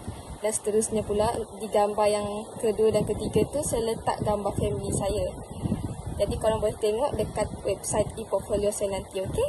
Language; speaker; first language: Malay; native; Malay